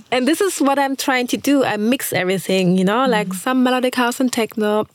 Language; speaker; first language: English; early bilingual, other home language; German